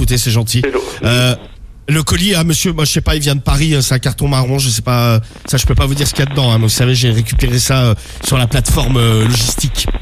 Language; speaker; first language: French; native; French